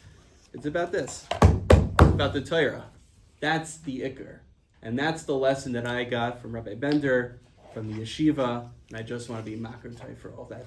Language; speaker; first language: English; native; English